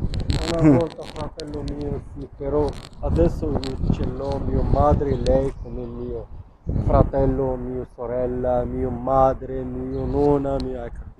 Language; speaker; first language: Italian; non-native, learner; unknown